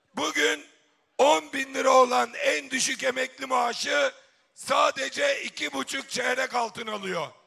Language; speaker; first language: Turkish; native; Turkish